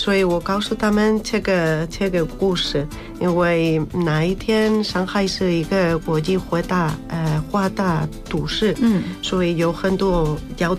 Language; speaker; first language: Chinese; non-native, learner; Spanish